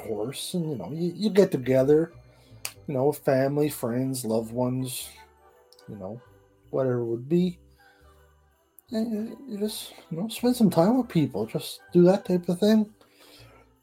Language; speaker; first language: English; native; English